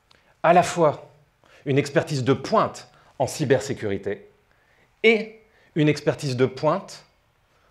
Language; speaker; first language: French; native; French